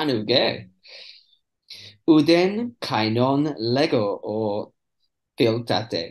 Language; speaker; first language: Greek; non-native, fluent; English